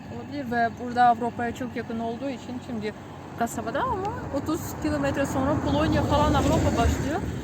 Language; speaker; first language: Turkish; non-native, fluent; Ukrainian